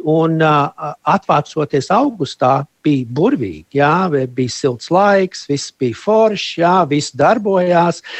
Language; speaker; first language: Latvian; early bilingual, heritage; Latvian